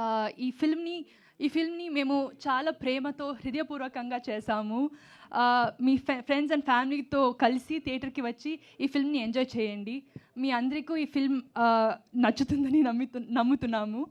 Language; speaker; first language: Telugu; non-native, learner; Tamil